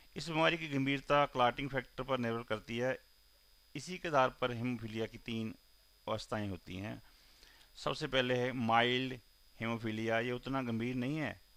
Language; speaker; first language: Hindi; non-native, local second language; Punjabi